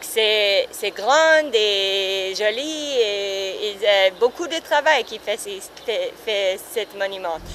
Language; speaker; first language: French; non-native, learner; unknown